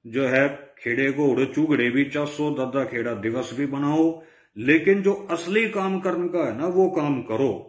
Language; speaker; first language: Hindi; native; Hindi